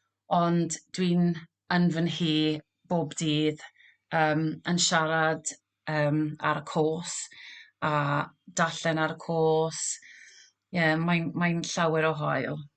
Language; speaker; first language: Welsh; non-native, local second language; English